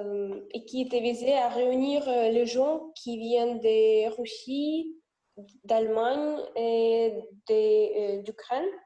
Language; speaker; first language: French; non-native, learner; Russian